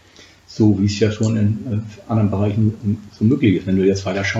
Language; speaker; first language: German; native; German